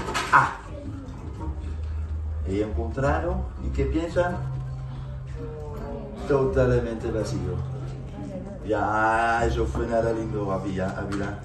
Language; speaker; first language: Spanish; non-native, fluent; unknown